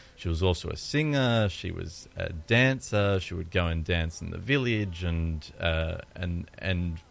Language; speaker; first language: English; early bilingual, other home language; Greek